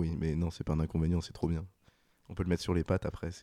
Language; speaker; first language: French; native; French